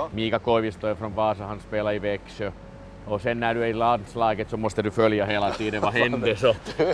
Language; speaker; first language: Swedish; non-native, fluent; Finnish